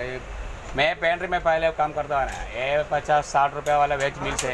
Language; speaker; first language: Hindi; non-native, local second language; Malayalam